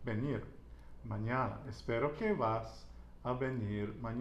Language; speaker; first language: Spanish; non-native, learner; English